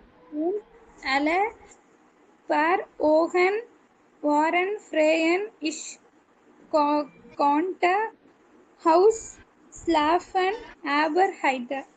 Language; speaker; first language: German; non-native, learner; Tamil